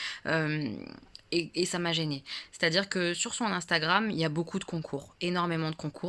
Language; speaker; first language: French; native; French